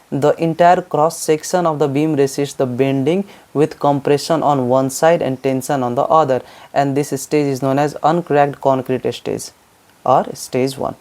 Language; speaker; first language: English; non-native, local second language; Nepali